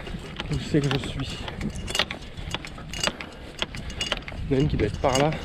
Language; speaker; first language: French; native; French